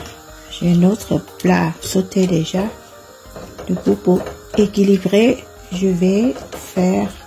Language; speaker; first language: French; non-native, fluent; Vietnamese